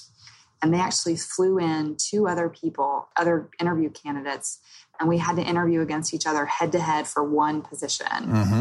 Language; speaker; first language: English; native; English